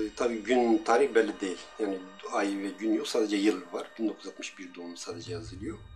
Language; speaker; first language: Turkish; non-native, local second language; Kurdish